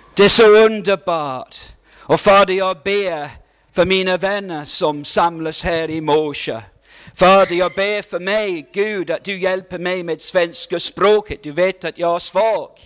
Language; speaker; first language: Swedish; non-native, learner; English